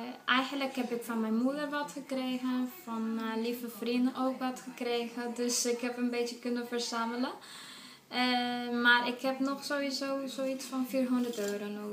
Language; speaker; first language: Dutch; non-native, fluent; Spanish